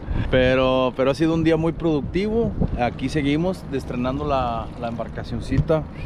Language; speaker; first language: Spanish; native; Spanish